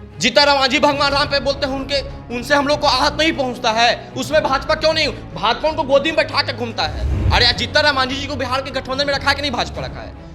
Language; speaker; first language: Hindi; native; Hindi